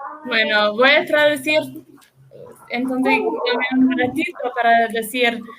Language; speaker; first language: Spanish; non-native, learner; English